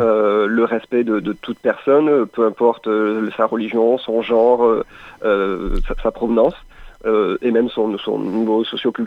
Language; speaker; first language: French; native; French